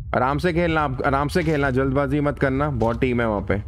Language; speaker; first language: Hindi; native; Hindi